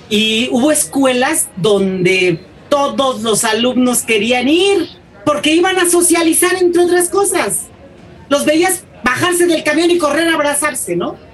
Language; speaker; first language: Spanish; native; Spanish